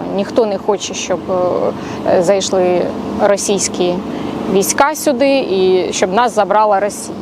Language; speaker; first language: Ukrainian; non-native, local second language; Russian